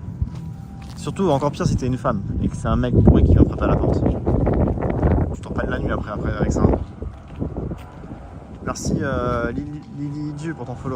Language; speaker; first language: French; native; French